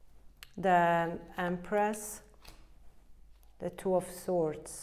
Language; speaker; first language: English; non-native, fluent; Italian